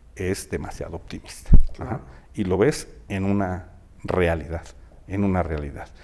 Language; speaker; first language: Spanish; native; Spanish